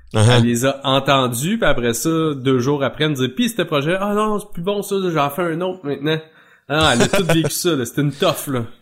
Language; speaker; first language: French; native; French